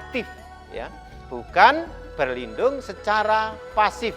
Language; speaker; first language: Indonesian; native; Indonesian